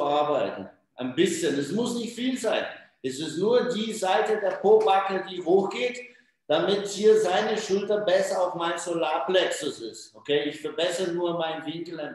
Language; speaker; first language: German; non-native, fluent; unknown